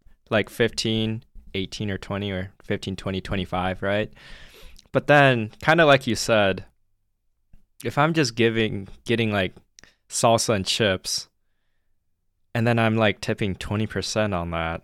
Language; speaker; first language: English; early bilingual, other home language; Chinese